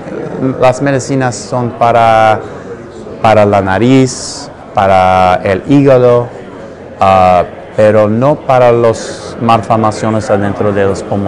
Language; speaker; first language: Spanish; non-native, learner; English